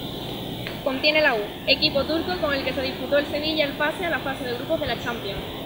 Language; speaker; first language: Spanish; native; Spanish